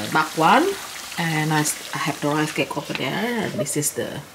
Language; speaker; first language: English; non-native, fluent; Indonesian